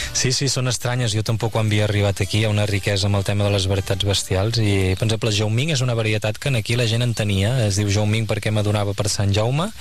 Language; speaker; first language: Catalan; native; Catalan